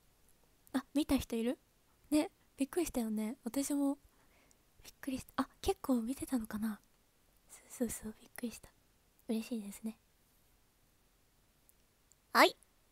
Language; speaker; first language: Japanese; native; Japanese